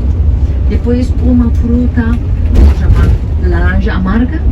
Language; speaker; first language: Portuguese; non-native, fluent; Turkish